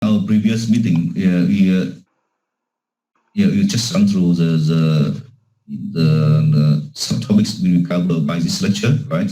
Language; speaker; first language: English; non-native, fluent; Vietnamese